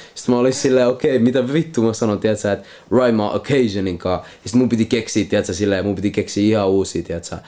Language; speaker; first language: Finnish; non-native, local second language; Swedish